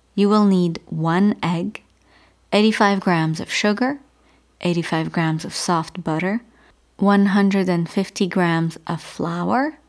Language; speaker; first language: English; non-native, fluent; Arabic